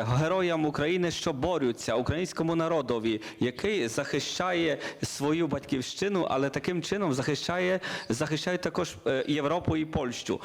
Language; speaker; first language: Ukrainian; non-native, learner; Polish